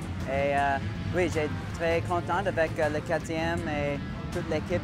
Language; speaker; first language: French; non-native, learner; English